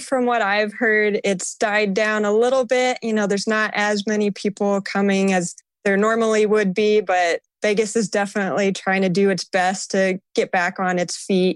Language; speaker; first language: English; native; English